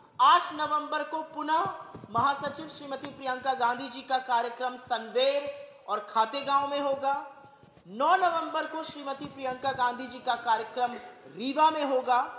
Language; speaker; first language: Hindi; native; Hindi